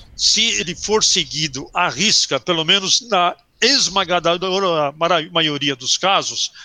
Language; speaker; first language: Portuguese; early bilingual, other home language; German